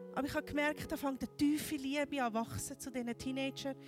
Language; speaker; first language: German; native; German